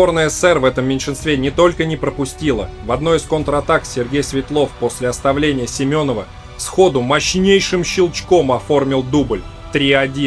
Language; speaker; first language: Russian; native; Russian